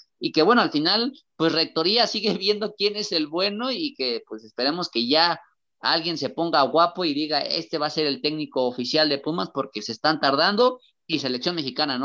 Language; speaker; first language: Spanish; native; Spanish